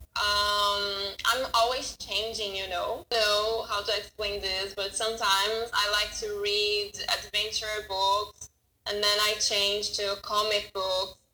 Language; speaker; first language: English; non-native, fluent; Portuguese